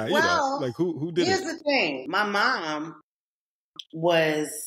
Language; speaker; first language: English; native; English